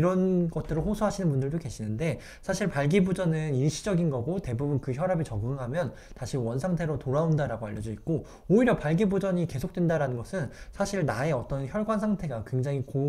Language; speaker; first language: Korean; native; Korean